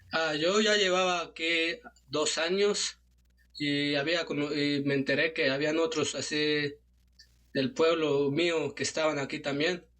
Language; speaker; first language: Spanish; non-native, local second language; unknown